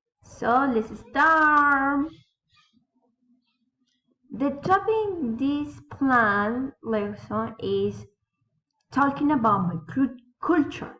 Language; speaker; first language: English; non-native, learner; Spanish